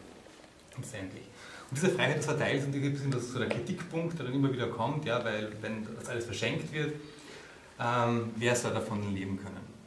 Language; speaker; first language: German; native; German